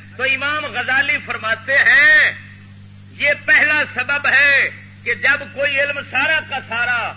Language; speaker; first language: Urdu; non-native, local second language; Punjabi